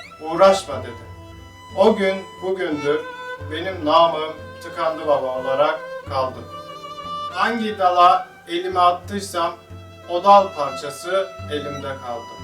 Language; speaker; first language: Turkish; native; Turkish